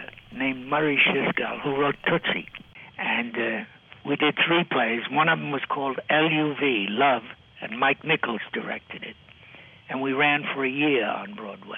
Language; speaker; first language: English; native; English